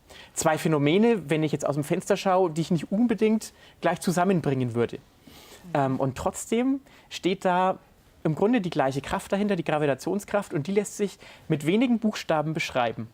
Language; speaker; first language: German; native; German